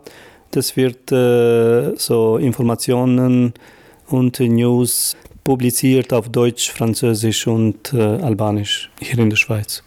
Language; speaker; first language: German; non-native, fluent; Albanian